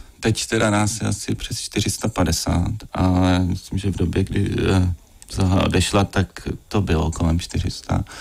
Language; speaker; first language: Czech; native; Czech